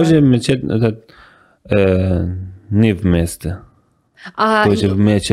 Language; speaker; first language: Russian; non-native, learner; Persian